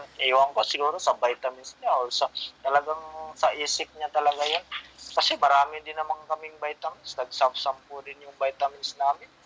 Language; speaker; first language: Filipino; non-native, local second language; Cebuano